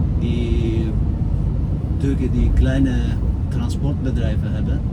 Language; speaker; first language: Dutch; non-native, fluent; Turkish